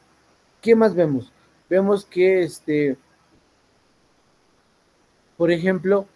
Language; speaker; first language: Spanish; native; Spanish